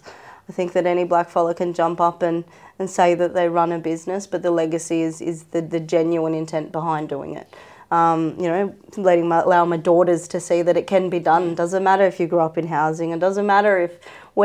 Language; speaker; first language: English; native; English